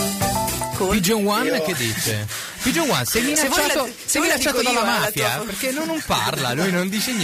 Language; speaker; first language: Italian; native; Italian